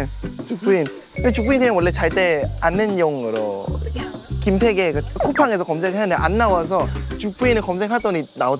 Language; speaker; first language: Korean; non-native, fluent; Thai